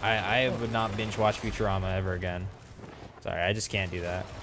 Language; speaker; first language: English; native; English